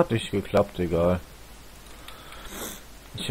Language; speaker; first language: German; native; German